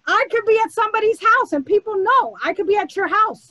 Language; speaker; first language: English; early bilingual, other home language; Spanish